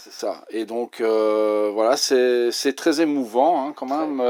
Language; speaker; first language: French; native; French